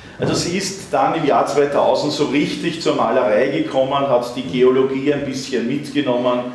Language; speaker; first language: German; native; German